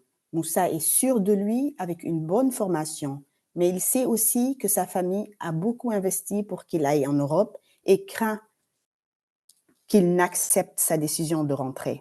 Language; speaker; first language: French; non-native, fluent; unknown